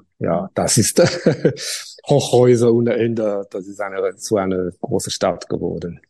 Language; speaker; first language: German; non-native, learner; Chinese